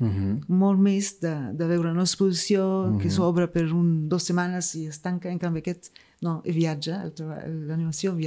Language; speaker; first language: Catalan; non-native, fluent; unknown